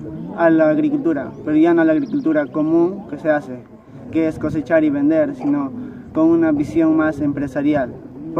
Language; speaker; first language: Spanish; native; Spanish